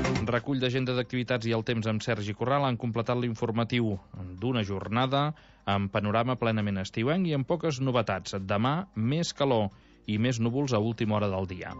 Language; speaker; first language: Catalan; native; Catalan